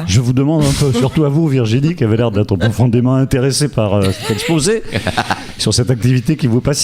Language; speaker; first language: French; native; French